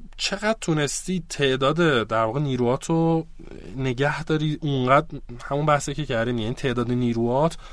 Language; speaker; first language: Persian; native; Persian